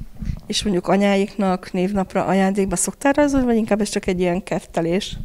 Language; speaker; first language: Hungarian; native; Hungarian